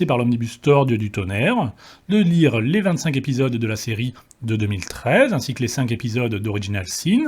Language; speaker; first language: French; native; French